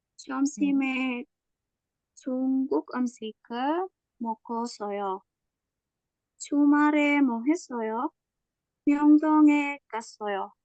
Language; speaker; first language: Korean; non-native, learner; Indonesian